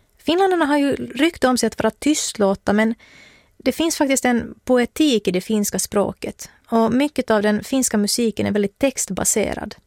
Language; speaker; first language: Swedish; native; Swedish